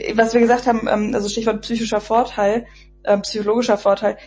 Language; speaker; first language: German; native; German